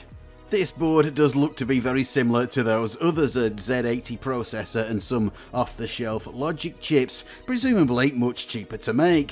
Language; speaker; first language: English; native; English